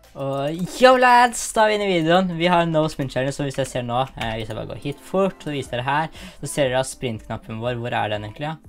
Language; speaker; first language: Norwegian; native; Norwegian